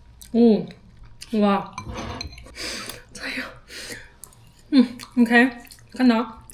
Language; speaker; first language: Korean; non-native, learner; German